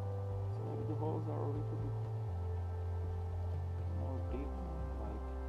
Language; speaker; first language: English; non-native, fluent; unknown